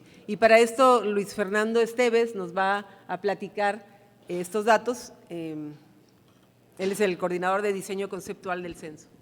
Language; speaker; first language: Spanish; native; Spanish